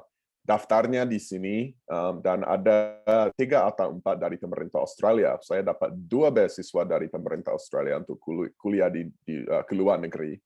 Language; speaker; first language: Indonesian; non-native, fluent; English